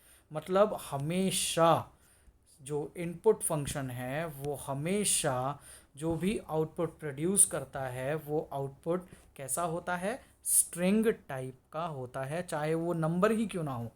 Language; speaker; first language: Hindi; native; Hindi